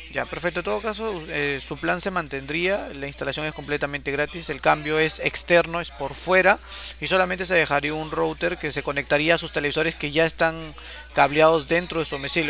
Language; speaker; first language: Spanish; native; Spanish